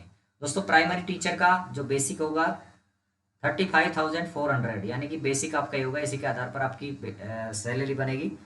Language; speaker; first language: Hindi; native; Hindi